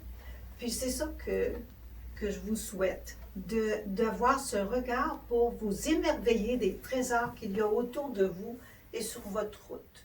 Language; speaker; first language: French; native; French